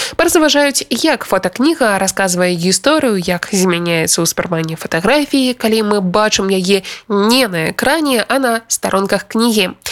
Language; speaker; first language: Belarusian; native; Belarusian